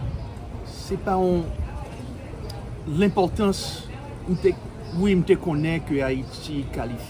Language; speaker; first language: French; non-native, local second language; Haitian Creole